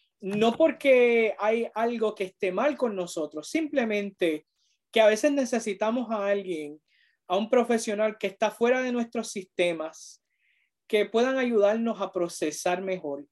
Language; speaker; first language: Spanish; early bilingual, heritage; Spanish